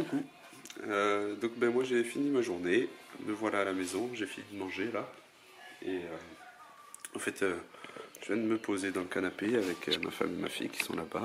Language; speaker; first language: French; native; French